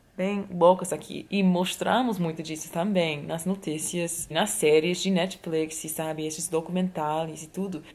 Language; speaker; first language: Portuguese; non-native, fluent; English